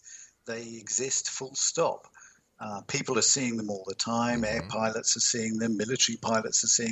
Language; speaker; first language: English; native; English